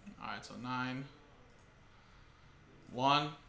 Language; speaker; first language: English; native; English